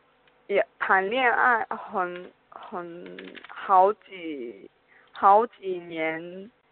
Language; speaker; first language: Chinese; non-native, learner; Korean